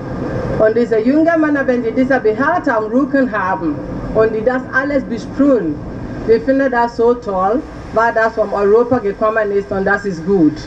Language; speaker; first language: German; non-native, fluent; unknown